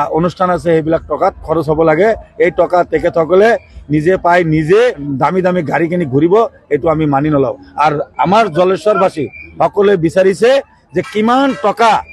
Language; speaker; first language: Assamese; non-native, local second language; Bangla